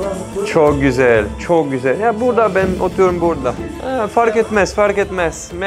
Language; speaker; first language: Turkish; non-native, learner; French